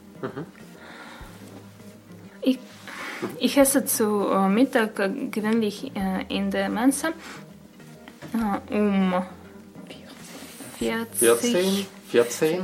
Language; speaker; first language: German; non-native, learner; Russian